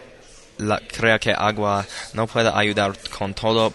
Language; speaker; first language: Spanish; non-native, learner; English